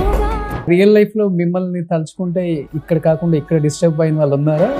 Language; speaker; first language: Telugu; native; Telugu